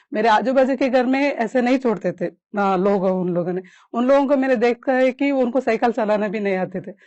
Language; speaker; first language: Hindi; non-native, local second language; Kannada